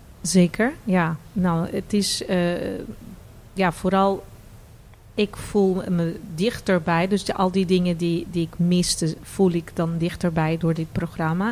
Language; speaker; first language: Dutch; non-native, fluent; Portuguese